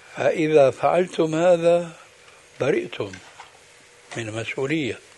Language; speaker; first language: Arabic; early bilingual, other home language; Albanian